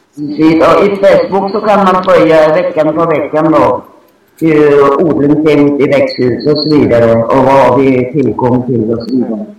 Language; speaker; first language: Swedish; non-native, fluent; Thai